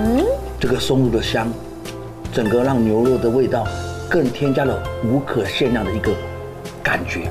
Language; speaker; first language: Chinese; native; Chinese